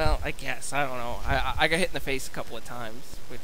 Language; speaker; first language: English; native; English